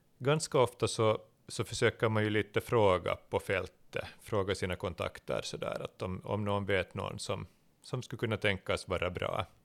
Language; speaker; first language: Swedish; native; Swedish